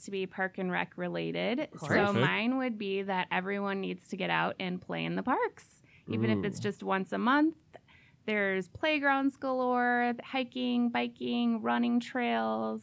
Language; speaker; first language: English; native; English